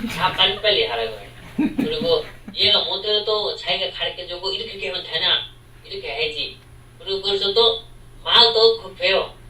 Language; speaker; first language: Korean; non-native, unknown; Bangla